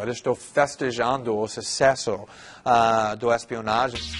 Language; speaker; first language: Portuguese; non-native, fluent; English